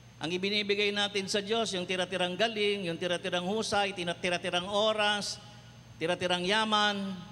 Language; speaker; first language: Filipino; non-native, local second language; Cebuano